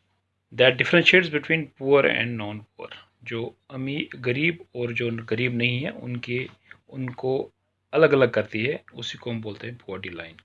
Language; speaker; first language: Hindi; non-native, local second language; Kashmiri